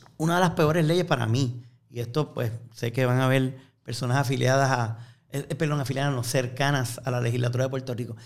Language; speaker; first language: Spanish; native; Spanish